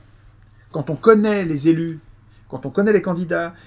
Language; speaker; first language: French; native; French